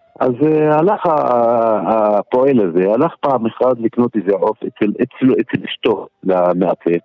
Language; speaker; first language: Hebrew; non-native, local second language; Arabic